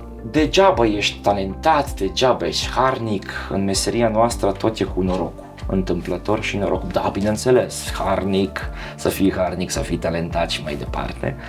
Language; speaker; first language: Romanian; non-native, fluent; Serbian